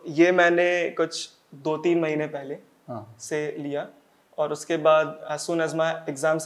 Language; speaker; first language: Hindi; native; Hindi